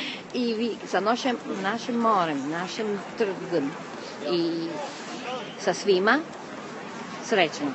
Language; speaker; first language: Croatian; non-native, learner; Italian